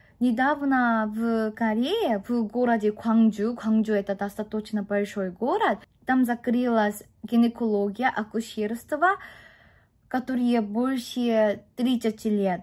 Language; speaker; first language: Russian; non-native, fluent; Korean